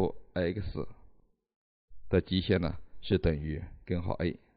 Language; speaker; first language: Chinese; native; Chinese